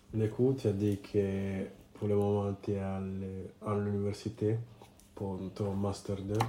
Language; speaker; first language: French; non-native, learner; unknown